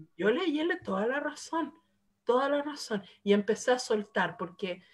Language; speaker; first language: Spanish; native; Spanish